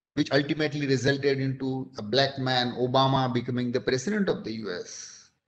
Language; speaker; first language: English; non-native, local second language; Marathi